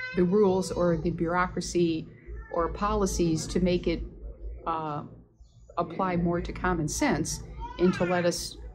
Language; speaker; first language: English; native; English